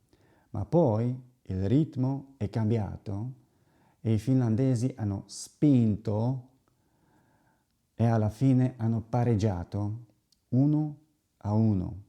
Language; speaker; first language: Italian; non-native, fluent; Slovak